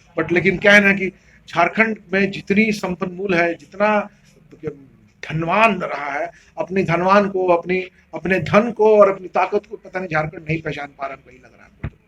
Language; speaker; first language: Hindi; non-native, local second language; Kannada